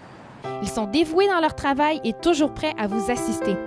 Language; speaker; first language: French; native; French